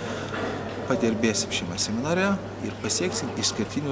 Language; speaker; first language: Lithuanian; native; Lithuanian